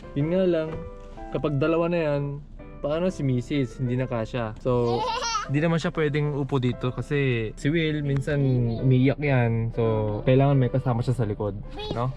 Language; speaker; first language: Filipino; native; Filipino